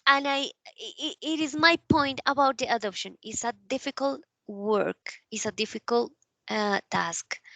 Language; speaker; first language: English; non-native, learner; Spanish